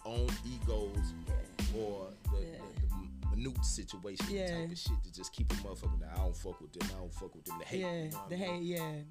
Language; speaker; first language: English; native; English